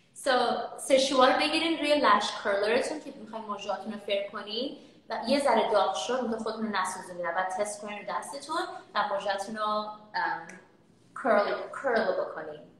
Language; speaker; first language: Persian; early bilingual, heritage; Persian